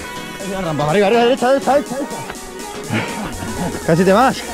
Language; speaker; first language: Spanish; native; Spanish